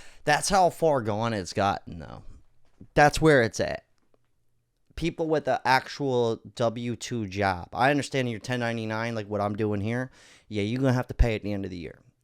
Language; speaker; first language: English; native; English